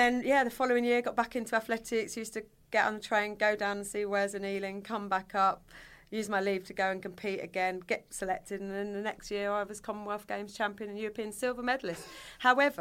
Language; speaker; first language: English; native; English